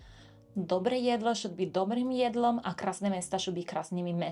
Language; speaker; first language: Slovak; non-native, learner; Italian